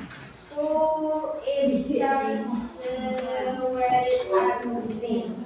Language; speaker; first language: English; non-native, learner; Indonesian